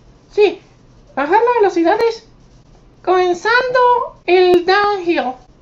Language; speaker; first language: Spanish; native; Spanish